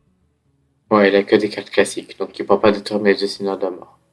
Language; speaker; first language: French; native; French